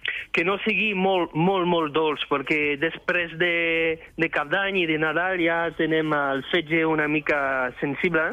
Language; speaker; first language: Catalan; non-native, fluent; French